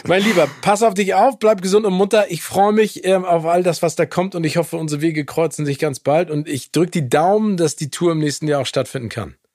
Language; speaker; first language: German; native; German